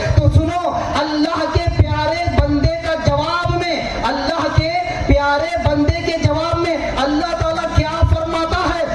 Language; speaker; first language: Urdu; native; Urdu